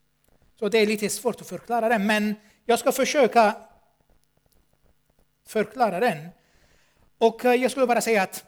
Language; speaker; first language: Swedish; non-native, fluent; Armenian